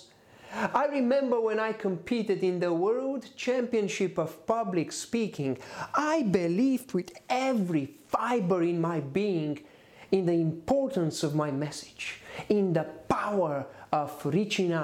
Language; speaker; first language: English; non-native, fluent; Bulgarian